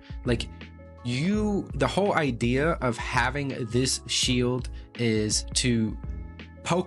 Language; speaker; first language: English; native; English